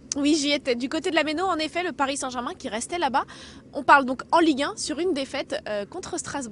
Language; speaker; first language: French; native; French